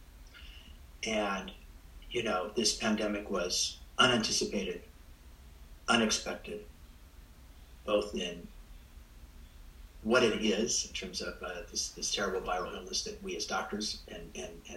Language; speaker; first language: English; native; English